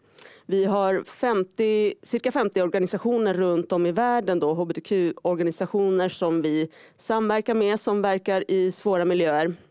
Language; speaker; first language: Swedish; native; Swedish